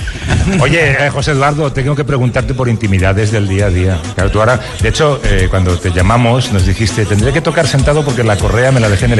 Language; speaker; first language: Spanish; native; Spanish